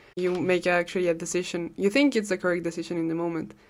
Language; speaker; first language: English; non-native, fluent; Spanish